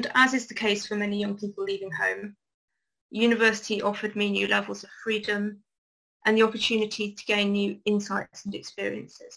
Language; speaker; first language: English; native; English